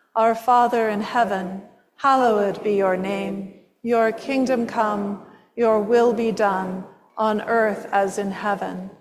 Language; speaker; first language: English; native; English